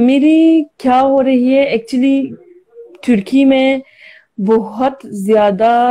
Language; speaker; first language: Hindi; non-native, learner; Turkish